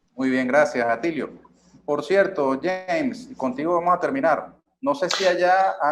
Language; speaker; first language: Spanish; native; Spanish